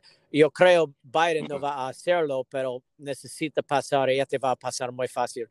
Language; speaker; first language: Spanish; non-native, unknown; English